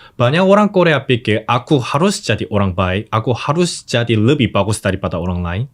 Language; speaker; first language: Indonesian; non-native, learner; Korean